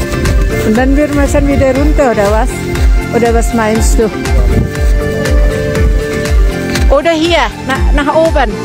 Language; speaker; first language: German; non-native, learner; Indonesian